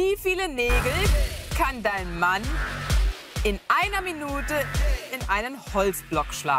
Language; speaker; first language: German; native; German